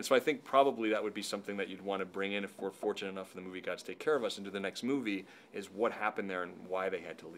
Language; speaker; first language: English; native; English